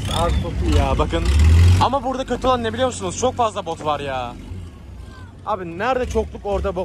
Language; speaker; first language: Turkish; native; Turkish